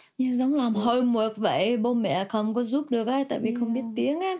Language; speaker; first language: Vietnamese; early bilingual, heritage; Vietnamese